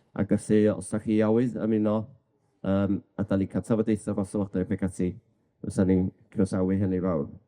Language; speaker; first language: Welsh; native; Welsh